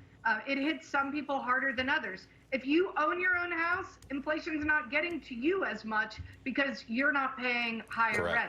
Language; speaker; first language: English; native; English